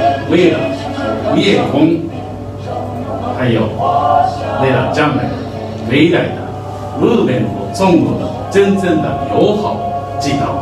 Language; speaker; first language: Chinese; non-native, learner; Japanese